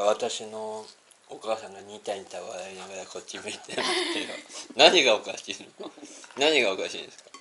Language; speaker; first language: Japanese; native; Japanese